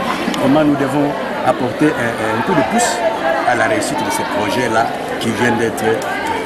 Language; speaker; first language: French; native; French